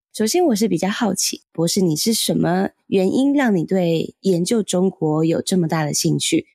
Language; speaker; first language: Chinese; native; Chinese